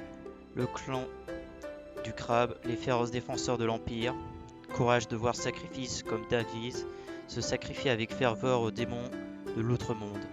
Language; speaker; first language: French; native; French